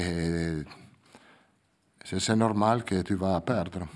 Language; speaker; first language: French; non-native, learner; Italian